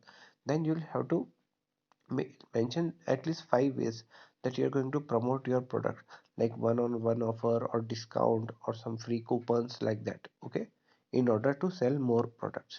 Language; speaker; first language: English; non-native, local second language; Hindi